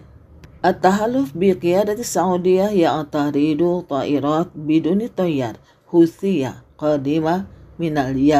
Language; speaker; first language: Arabic; non-native, fluent; Indonesian